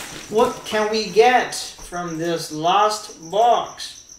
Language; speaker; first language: English; non-native, fluent; Chinese